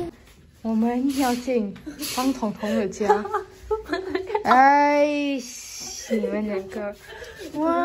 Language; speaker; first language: Chinese; non-native, local second language; English